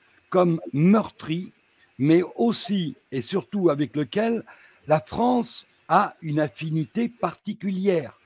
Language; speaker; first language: French; native; French